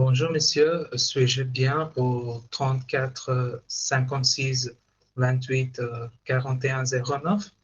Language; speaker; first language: French; non-native, fluent; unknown